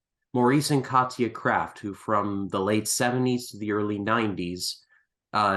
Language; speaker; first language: English; native; English